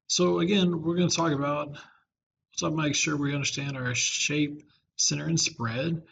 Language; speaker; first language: English; native; English